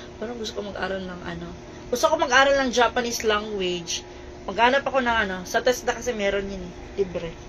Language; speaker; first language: Filipino; non-native, local second language; Cebuano